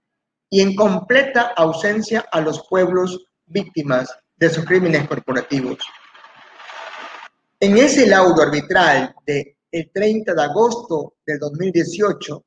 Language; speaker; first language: Spanish; native; Spanish